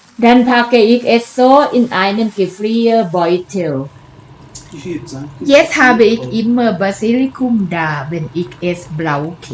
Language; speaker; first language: German; non-native, fluent; Thai